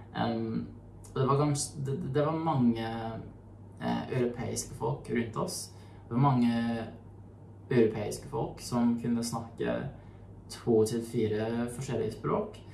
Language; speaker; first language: Norwegian; non-native, fluent; English